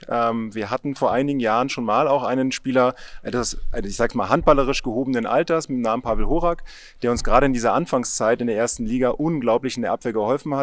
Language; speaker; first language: German; native; German